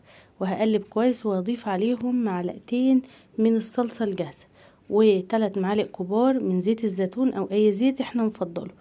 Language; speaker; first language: Arabic; native; Arabic